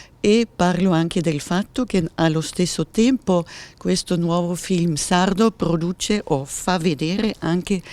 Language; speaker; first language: Italian; non-native, fluent; German